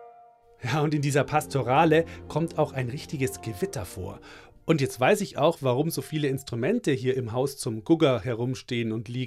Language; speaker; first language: German; native; German